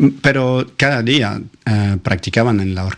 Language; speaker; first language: Spanish; non-native, fluent; French